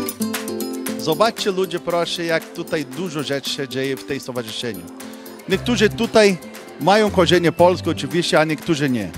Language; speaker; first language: Polish; early bilingual, heritage; Portuguese